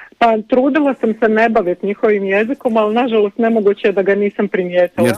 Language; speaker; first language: Bosnian; early bilingual, heritage; Croatian